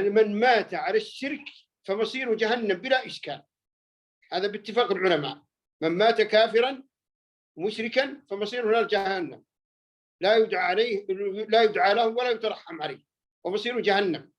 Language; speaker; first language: Arabic; native; Arabic